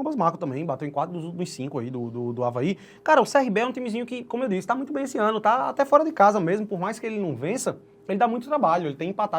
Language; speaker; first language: Portuguese; native; Portuguese